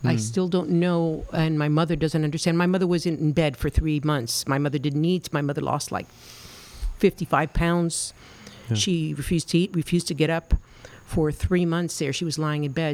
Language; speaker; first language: English; early bilingual, other home language; Spanish